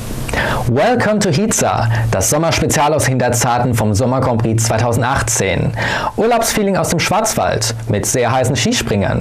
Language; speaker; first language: German; native; German